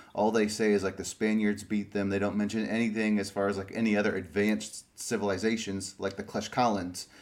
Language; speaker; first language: English; native; English